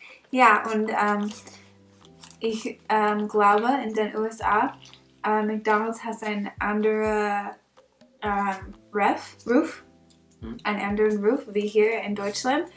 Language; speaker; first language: German; non-native, learner; English